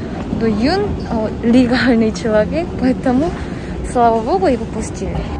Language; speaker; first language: Russian; non-native, learner; Korean